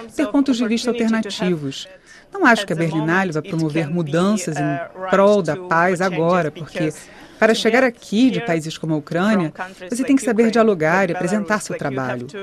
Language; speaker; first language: Portuguese; non-native, fluent; Ukrainian